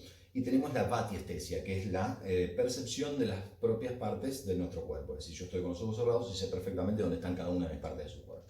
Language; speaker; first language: Spanish; native; Spanish